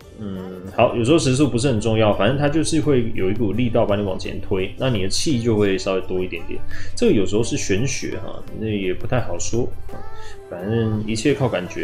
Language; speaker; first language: Chinese; native; Chinese